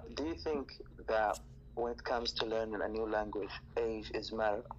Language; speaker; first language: English; non-native, fluent; Arabic